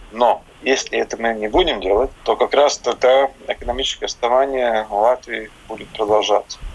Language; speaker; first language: Russian; non-native, local second language; Latvian